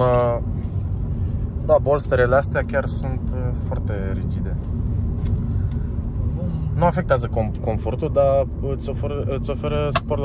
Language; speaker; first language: Romanian; native; Romanian